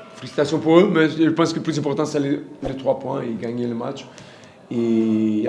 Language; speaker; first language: French; non-native, learner; Portuguese